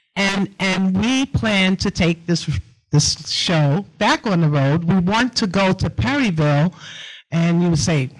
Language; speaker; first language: English; native; English